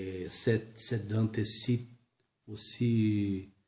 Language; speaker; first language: French; non-native, learner; Portuguese